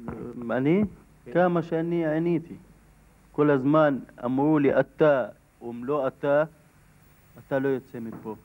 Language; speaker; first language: Hebrew; non-native, local second language; Arabic